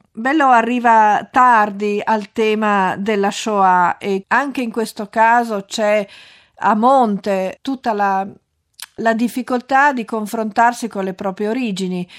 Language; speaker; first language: Italian; native; Italian